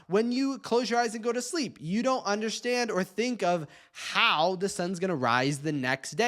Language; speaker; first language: English; native; English